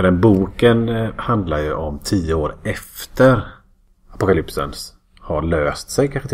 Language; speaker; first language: Swedish; native; Swedish